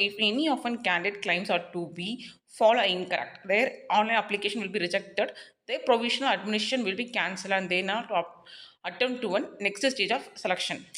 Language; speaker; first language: English; non-native, local second language; Tamil